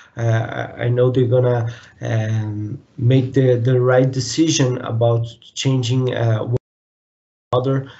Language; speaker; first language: English; non-native, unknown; Portuguese